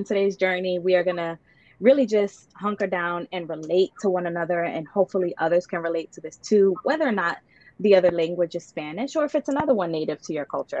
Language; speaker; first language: English; native; English